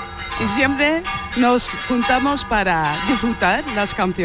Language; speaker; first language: Spanish; non-native, fluent; Dutch